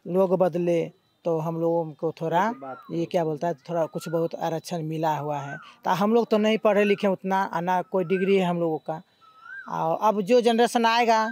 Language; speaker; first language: Hindi; native; Hindi